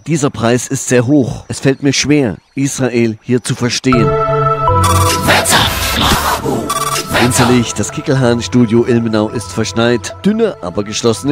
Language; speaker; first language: German; native; German